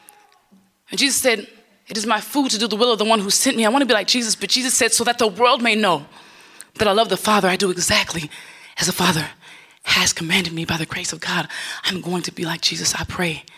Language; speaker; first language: English; native; English